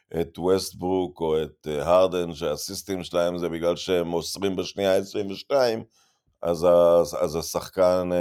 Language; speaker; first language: Hebrew; native; Hebrew